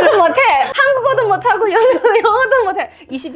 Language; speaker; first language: Korean; non-native, fluent; Chinese